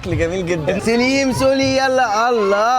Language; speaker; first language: Arabic; native; Arabic